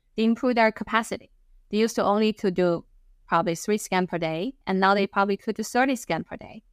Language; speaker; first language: English; non-native, fluent; Chinese